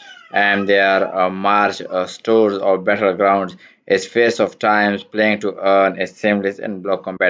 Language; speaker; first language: English; non-native, learner; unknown